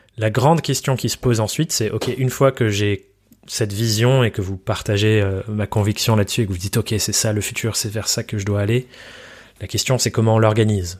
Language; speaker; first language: French; native; French